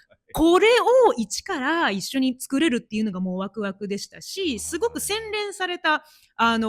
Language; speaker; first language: Japanese; native; Japanese